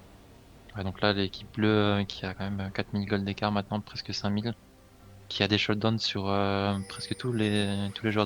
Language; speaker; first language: French; native; French